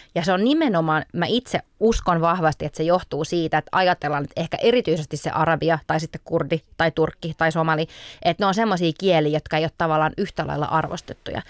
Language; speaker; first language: Finnish; early bilingual, other home language; Arabic